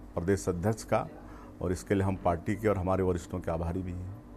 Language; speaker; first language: Hindi; native; Hindi